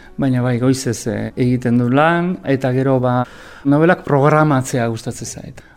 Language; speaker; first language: Basque; native; Basque